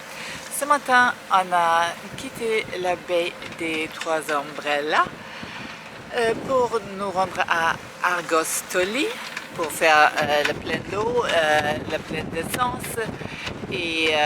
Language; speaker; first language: French; non-native, fluent; German